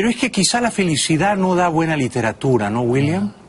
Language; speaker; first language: Spanish; native; Spanish